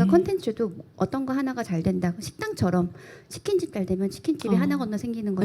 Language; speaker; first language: Korean; native; Korean